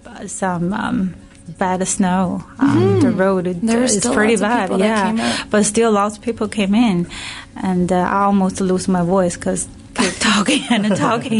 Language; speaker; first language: English; non-native, learner; Chinese